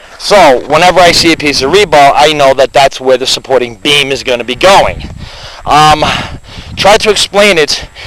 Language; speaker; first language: English; native; English